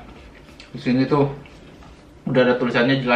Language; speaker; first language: Indonesian; native; Indonesian